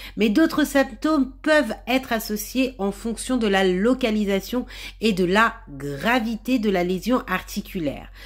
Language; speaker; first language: French; native; French